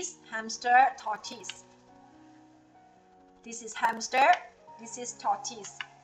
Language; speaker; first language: English; non-native, local second language; Chinese